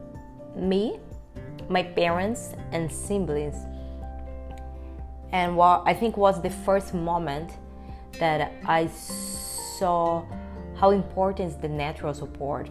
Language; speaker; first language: English; non-native, fluent; Portuguese